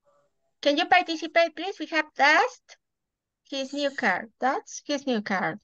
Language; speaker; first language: English; non-native, fluent; Spanish